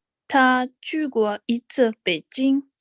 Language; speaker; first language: Chinese; non-native, learner; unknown